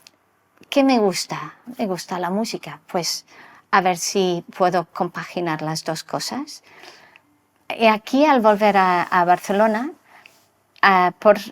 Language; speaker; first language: Spanish; non-native, local second language; English